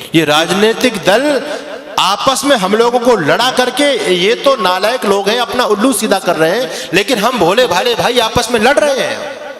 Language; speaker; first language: Hindi; native; Hindi